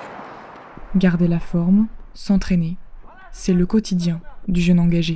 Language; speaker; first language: French; native; French